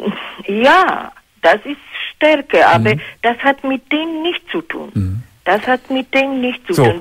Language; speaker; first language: German; non-native, fluent; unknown